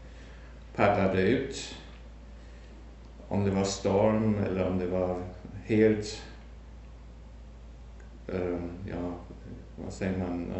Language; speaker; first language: Swedish; early bilingual, heritage; German